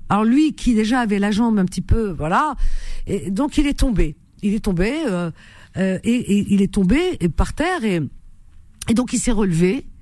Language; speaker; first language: French; native; French